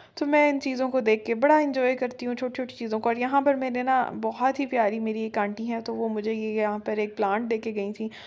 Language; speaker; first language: Urdu; native; Urdu